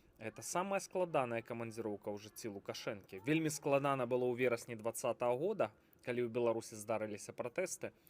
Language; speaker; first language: Belarusian; native; Belarusian